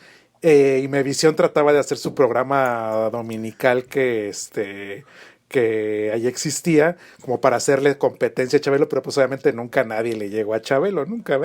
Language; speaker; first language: Spanish; native; Spanish